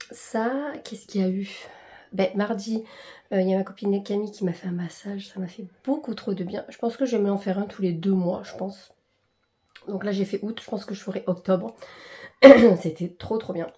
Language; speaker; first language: French; native; French